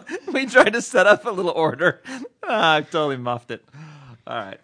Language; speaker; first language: English; non-native, fluent; Swedish